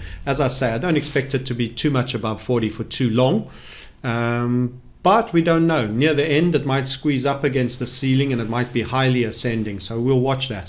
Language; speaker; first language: English; native; English